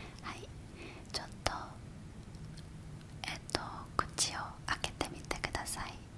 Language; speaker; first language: Japanese; non-native, learner; Korean